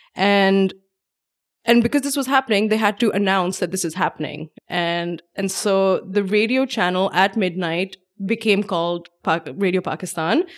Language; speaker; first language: English; non-native, local second language; Urdu